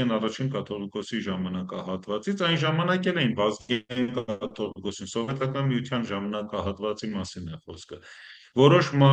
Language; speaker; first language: Armenian; early bilingual, heritage; Armenian